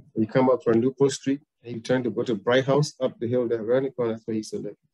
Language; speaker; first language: English; native; English